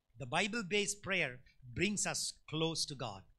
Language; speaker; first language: English; non-native, local second language; Telugu